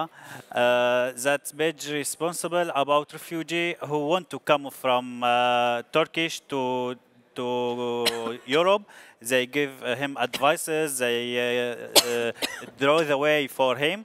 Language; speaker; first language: English; non-native, learner; Arabic